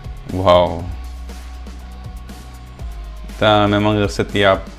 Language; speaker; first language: Indonesian; non-native, fluent; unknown